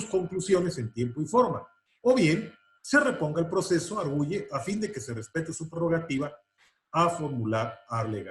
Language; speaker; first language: Spanish; native; Spanish